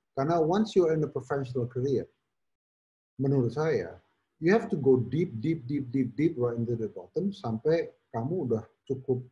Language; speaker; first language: English; non-native, fluent; Indonesian